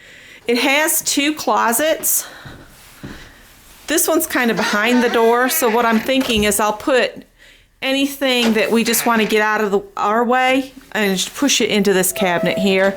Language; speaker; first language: English; native; English